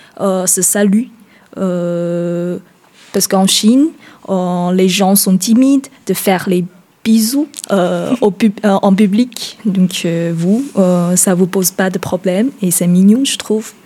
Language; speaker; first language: French; non-native, learner; Chinese